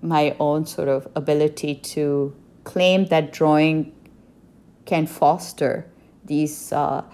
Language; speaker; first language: English; non-native, local second language; Urdu